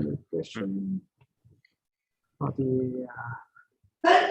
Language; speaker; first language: English; non-native, fluent; Vietnamese